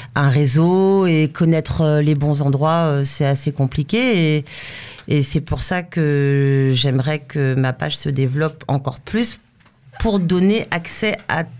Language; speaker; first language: French; native; French